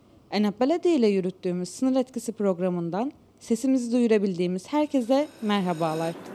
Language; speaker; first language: Turkish; native; Turkish